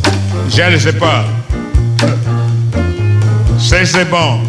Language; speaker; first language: French; non-native, learner; English